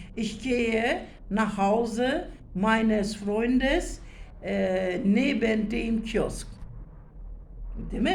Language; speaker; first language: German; non-native, learner; Turkish